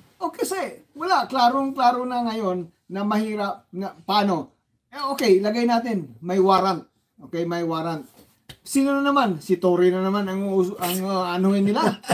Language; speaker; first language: Filipino; non-native, local second language; Cebuano